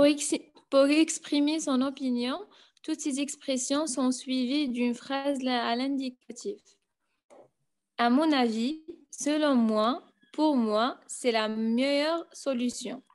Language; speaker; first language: French; non-native, learner; Arabic